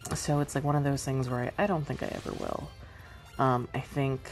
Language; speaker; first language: English; native; English